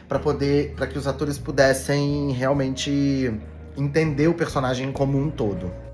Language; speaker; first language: Portuguese; native; Portuguese